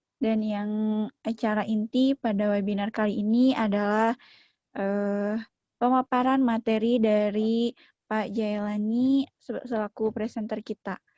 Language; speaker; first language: Indonesian; native; Indonesian